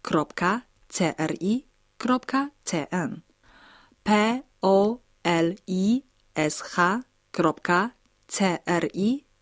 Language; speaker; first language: Polish; non-native, fluent; Chinese